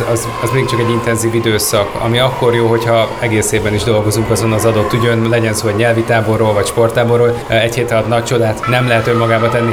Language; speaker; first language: Hungarian; native; Hungarian